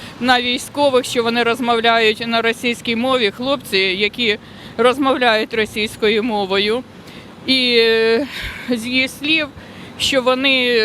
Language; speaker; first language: Ukrainian; non-native, local second language; Russian